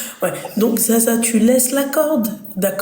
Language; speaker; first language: French; native; French